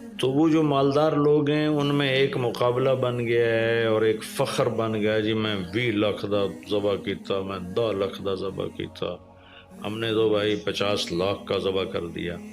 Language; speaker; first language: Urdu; non-native, local second language; Punjabi